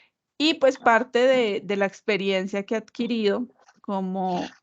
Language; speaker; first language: Spanish; native; Spanish